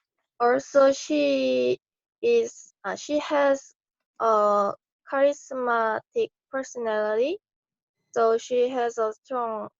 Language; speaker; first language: English; non-native, learner; Korean